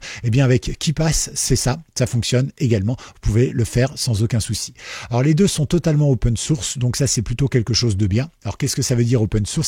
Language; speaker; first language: French; native; French